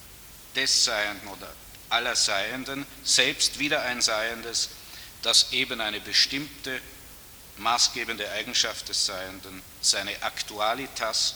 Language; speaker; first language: German; native; German